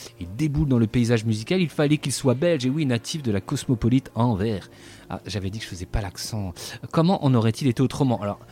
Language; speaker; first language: French; native; French